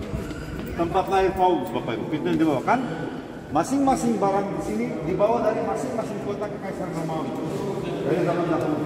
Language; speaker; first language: Indonesian; non-native, fluent; Turkish